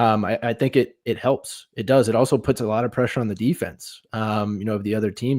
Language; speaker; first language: English; native; English